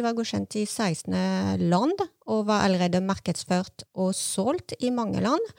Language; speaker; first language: Norwegian; non-native, fluent; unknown